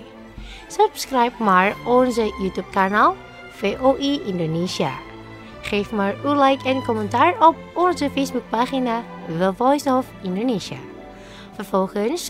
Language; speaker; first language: Dutch; non-native, fluent; Indonesian